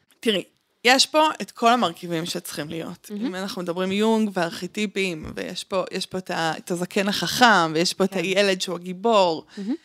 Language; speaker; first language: Hebrew; early bilingual, other home language; Russian